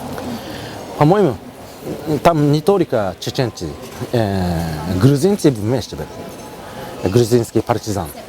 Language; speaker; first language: Russian; non-native, learner; Japanese